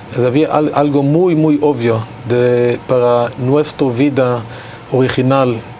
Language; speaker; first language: Spanish; non-native, learner; Hebrew